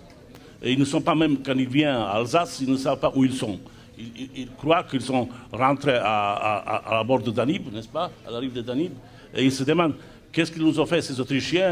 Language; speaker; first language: French; non-native, fluent; Serbian